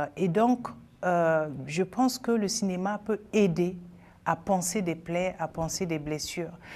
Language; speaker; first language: French; non-native, local second language; Sango